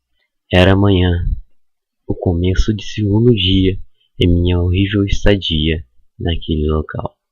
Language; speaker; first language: Portuguese; native; Portuguese